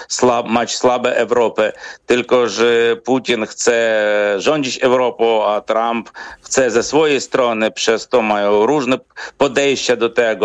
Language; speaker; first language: Polish; non-native, fluent; Ukrainian